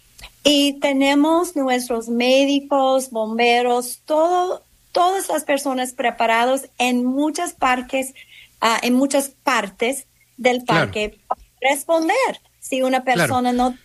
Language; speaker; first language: Spanish; non-native, fluent; English